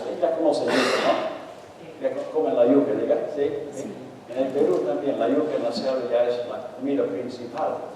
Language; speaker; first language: Spanish; non-native, fluent; English